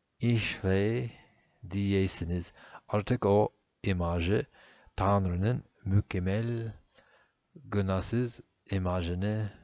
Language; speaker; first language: Turkish; non-native, fluent; English